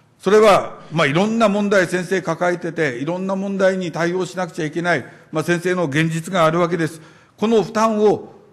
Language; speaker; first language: Japanese; native; Japanese